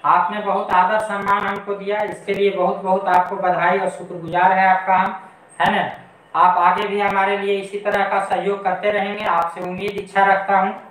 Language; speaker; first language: Hindi; native; Hindi